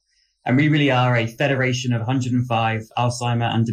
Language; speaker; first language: English; native; English